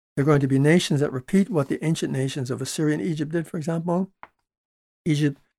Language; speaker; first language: English; early bilingual, other home language; Dutch